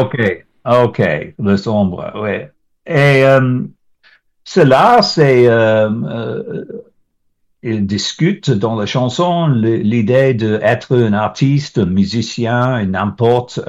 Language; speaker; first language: French; non-native, learner; English